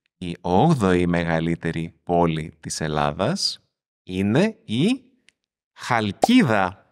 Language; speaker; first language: Greek; native; Greek